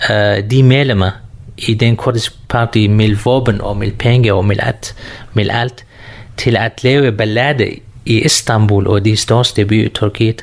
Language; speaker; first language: Danish; non-native, learner; Kurdish